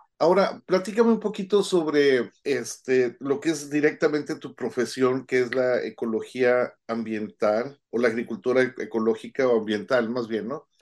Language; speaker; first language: Spanish; native; Spanish